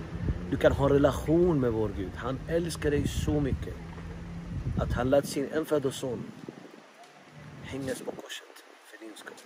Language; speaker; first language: Swedish; non-native, fluent; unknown